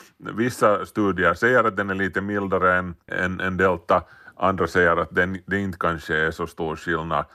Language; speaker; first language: Swedish; native; Swedish